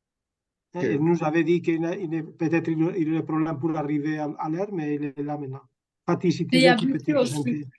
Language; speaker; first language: French; non-native, fluent; Catalan